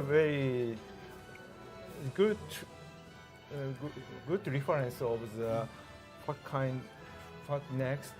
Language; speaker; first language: English; non-native, learner; Japanese